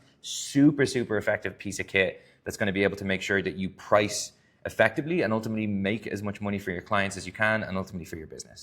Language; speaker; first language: English; native; English